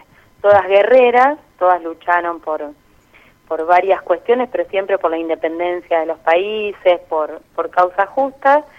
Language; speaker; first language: Spanish; native; Spanish